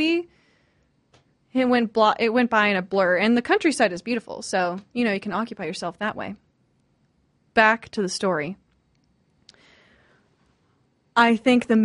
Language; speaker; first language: English; native; English